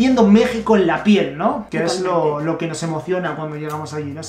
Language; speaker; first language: Spanish; native; Spanish